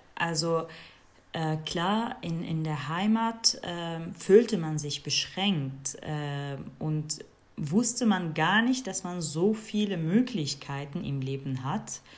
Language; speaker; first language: German; non-native, fluent; Kurdish